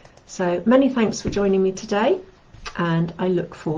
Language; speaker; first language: English; native; English